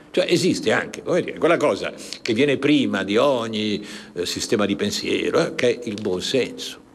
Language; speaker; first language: Italian; native; Italian